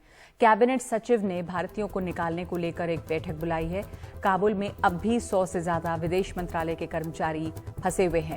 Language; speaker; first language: Hindi; native; Hindi